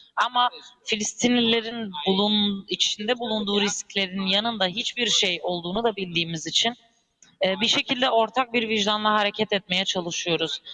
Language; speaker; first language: Turkish; early bilingual, heritage; Turkish